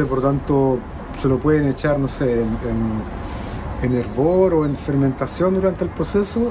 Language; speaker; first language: Spanish; native; Spanish